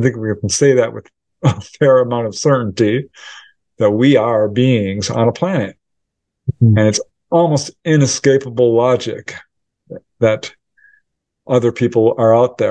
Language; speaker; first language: English; native; English